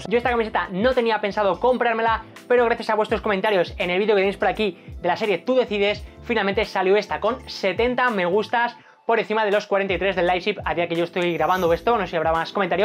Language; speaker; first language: Spanish; native; Spanish